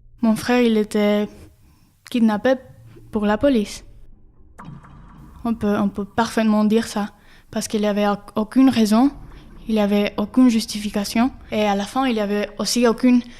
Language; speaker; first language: French; non-native, fluent; Spanish